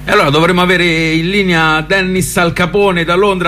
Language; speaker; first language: Italian; native; Italian